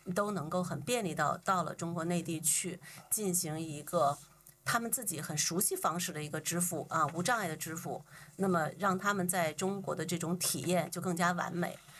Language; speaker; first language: Chinese; native; Chinese